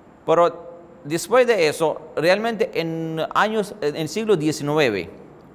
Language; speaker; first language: Spanish; non-native, fluent; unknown